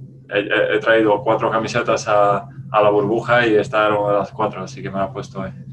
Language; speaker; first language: Spanish; non-native, fluent; Latvian